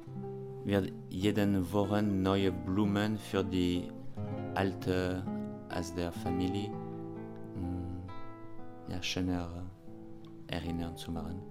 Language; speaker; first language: German; non-native, learner; French